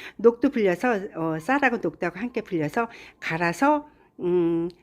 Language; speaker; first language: Korean; native; Korean